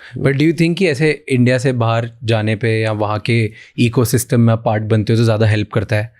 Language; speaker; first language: Hindi; native; Hindi